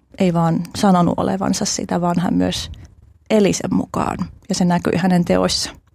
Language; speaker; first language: Finnish; early bilingual, other home language; Albanian